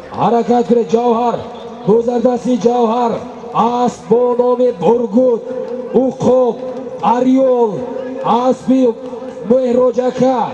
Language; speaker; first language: Tajik; native; Tajik